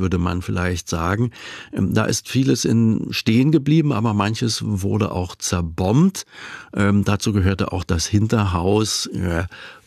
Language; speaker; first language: German; native; German